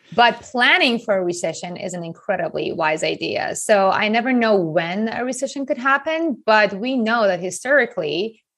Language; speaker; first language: English; non-native, fluent; Persian